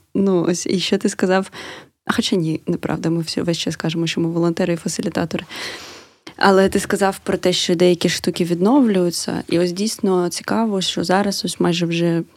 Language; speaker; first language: Ukrainian; native; Ukrainian